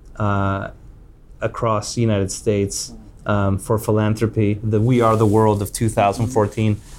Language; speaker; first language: English; native; English